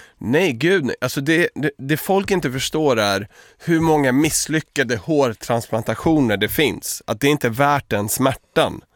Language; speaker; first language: Swedish; native; Swedish